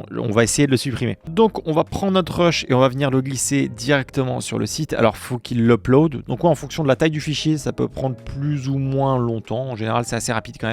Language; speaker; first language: French; native; French